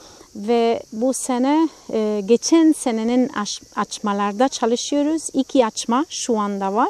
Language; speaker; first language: Turkish; non-native, fluent; Italian